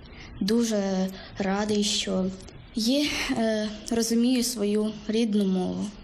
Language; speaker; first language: Ukrainian; early bilingual, heritage; Ukrainian